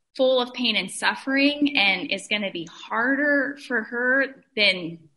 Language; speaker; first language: English; native; English